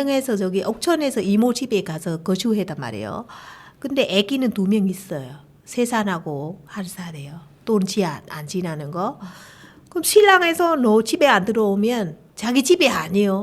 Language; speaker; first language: Korean; non-native, learner; Vietnamese